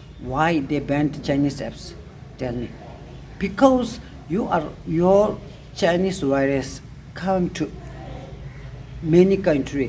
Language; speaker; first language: English; non-native, learner; Tibetan